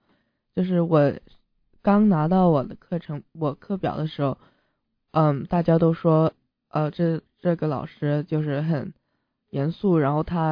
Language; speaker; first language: Chinese; early bilingual, heritage; English